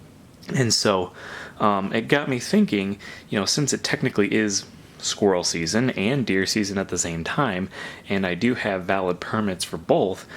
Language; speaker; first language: English; native; English